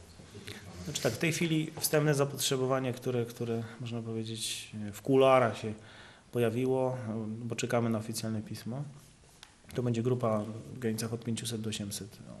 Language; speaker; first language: Polish; native; Polish